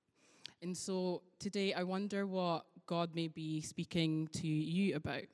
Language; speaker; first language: English; native; English